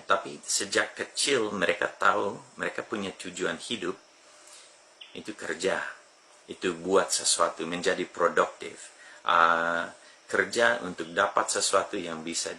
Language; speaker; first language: Indonesian; non-native, fluent; English